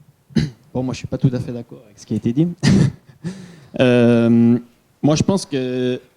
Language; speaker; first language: French; native; French